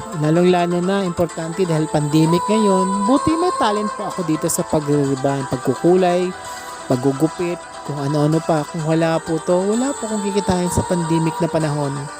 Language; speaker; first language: Filipino; non-native, local second language; Cebuano